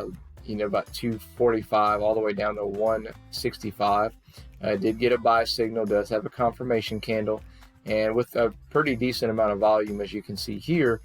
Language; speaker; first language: English; native; English